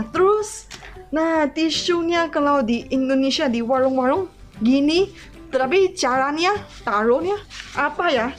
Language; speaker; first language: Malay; non-native, local second language; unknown